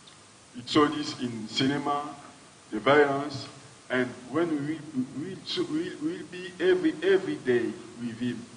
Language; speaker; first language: English; non-native, learner; French